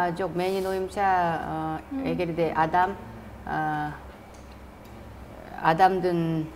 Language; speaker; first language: Kyrgyz; non-native, learner; Korean